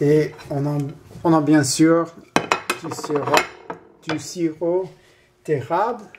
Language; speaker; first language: French; non-native, learner; English